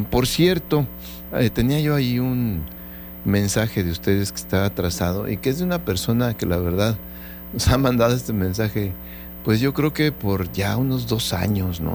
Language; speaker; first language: Spanish; native; Spanish